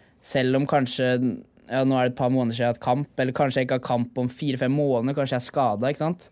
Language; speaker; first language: Norwegian; native; Norwegian